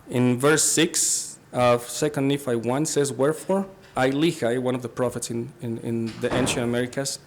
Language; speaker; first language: English; non-native, fluent; Spanish